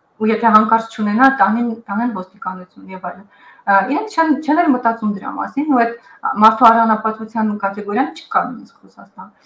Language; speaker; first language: Armenian; early bilingual, heritage; Armenian